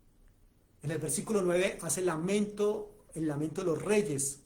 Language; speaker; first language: Spanish; native; Spanish